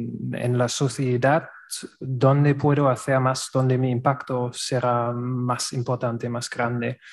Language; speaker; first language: Spanish; non-native, learner; German